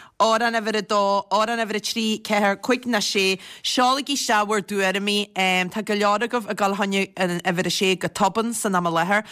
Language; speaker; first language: Irish; native; Irish